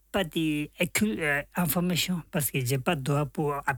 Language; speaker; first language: French; non-native, learner; Tibetan